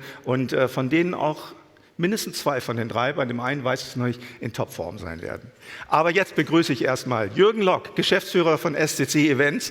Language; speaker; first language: German; native; German